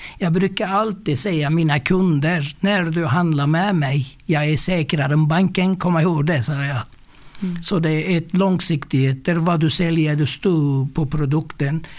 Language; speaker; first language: Swedish; non-native, fluent; Turkish